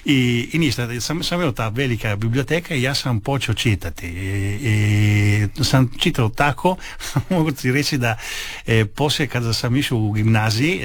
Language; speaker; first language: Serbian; non-native, learner; Italian